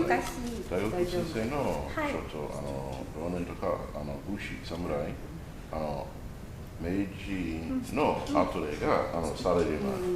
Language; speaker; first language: Japanese; non-native, learner; English